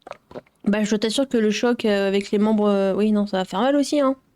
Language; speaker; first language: French; native; French